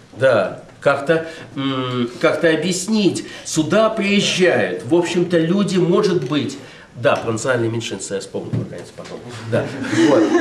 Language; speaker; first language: Russian; native; Russian